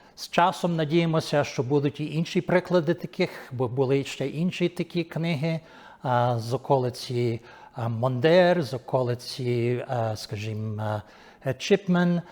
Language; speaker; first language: Ukrainian; early bilingual, heritage; Ukrainian